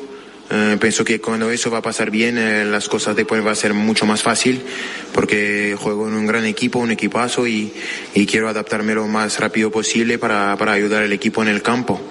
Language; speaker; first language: Spanish; non-native, fluent; French